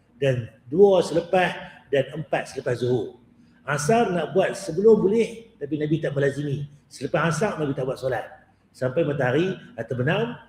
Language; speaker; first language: Malay; native; Malay